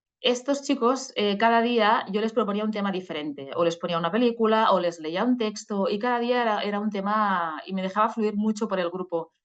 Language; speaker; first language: Spanish; non-native, local second language; Catalan